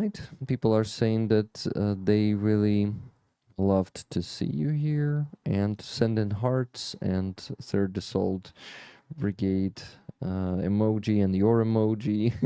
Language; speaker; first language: English; non-native, fluent; Ukrainian